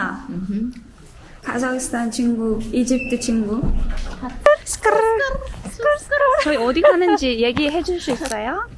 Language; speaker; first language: Korean; non-native, fluent; Turkmen